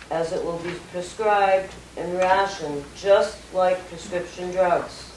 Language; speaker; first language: English; native; English